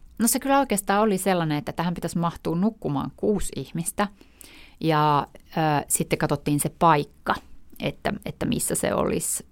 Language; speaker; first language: Finnish; native; Finnish